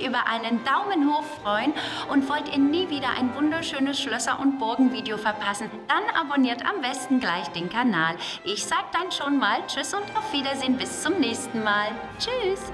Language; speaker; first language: German; native; German